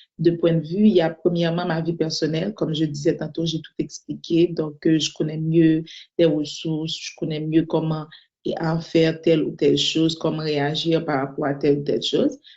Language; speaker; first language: French; non-native, local second language; Haitian Creole